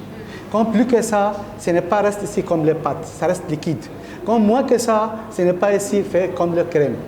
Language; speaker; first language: French; non-native, learner; Arabic